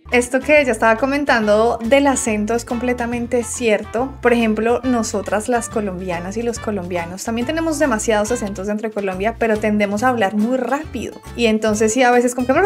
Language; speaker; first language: Spanish; native; Spanish